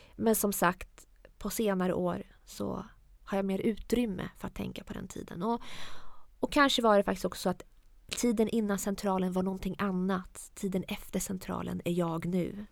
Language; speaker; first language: Swedish; early bilingual, other home language; Arabic